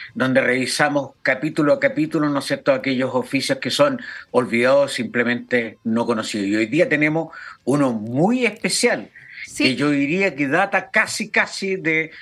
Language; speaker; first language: Spanish; native; Spanish